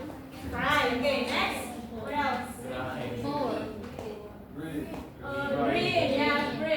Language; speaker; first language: English; non-native, learner; Indonesian